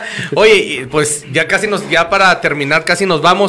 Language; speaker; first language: Spanish; native; Spanish